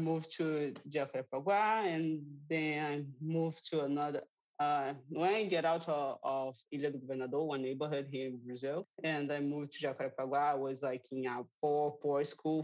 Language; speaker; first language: English; non-native, fluent; Portuguese